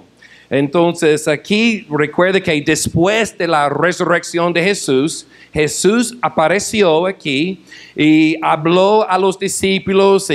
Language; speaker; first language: Spanish; non-native, fluent; English